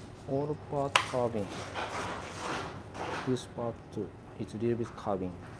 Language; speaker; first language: English; non-native, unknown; Japanese